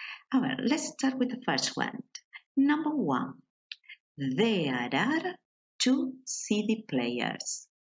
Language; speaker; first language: English; non-native, fluent; Spanish